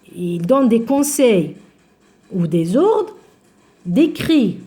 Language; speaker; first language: French; non-native, local second language; Arabic